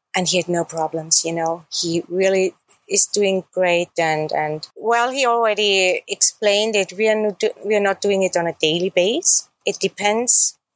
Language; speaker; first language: English; non-native, fluent; German